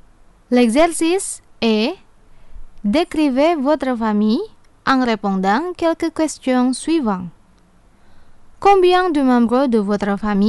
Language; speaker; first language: French; non-native, fluent; Indonesian